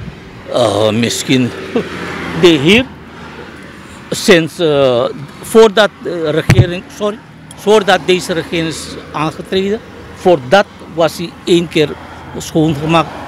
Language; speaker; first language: Dutch; non-native, local second language; Caribbean Hindustani